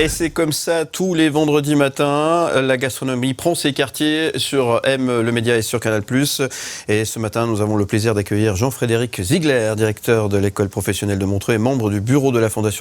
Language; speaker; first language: French; native; French